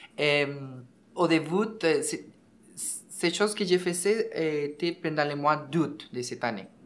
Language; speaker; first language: French; non-native, learner; Spanish